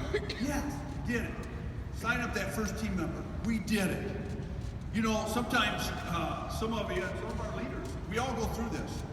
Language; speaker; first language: English; native; English